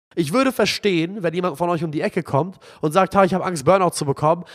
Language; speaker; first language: German; non-native, fluent; Arabic